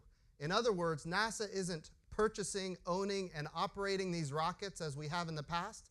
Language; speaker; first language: English; native; English